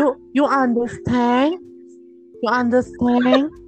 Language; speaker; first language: English; non-native, learner; Thai